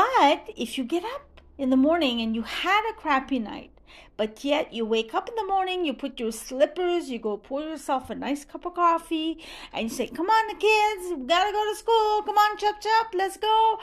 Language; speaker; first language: English; non-native, fluent; French